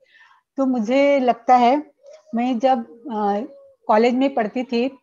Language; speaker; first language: Hindi; non-native, local second language; Marathi